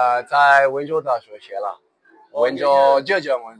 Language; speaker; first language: Chinese; non-native, learner; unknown